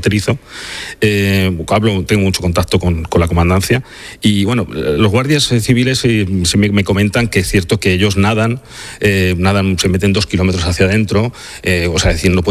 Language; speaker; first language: Spanish; native; Spanish